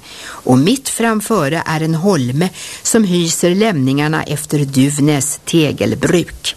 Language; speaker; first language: Swedish; native; Swedish